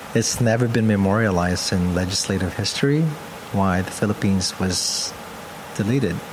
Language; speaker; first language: English; non-native, local second language; Pampanga